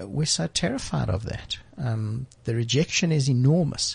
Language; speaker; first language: English; native; English